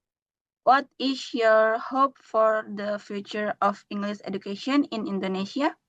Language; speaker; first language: English; non-native, learner; Indonesian